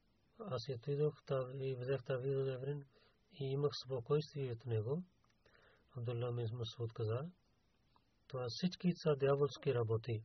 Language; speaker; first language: Bulgarian; non-native, learner; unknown